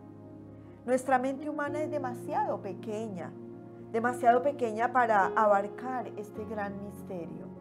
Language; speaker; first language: Spanish; native; Spanish